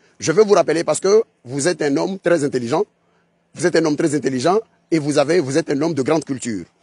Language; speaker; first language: French; non-native, local second language; Ngazidja Comorian